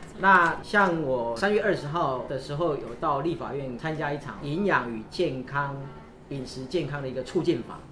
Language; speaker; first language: Chinese; native; Chinese